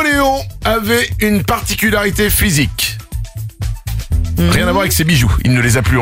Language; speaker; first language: French; native; French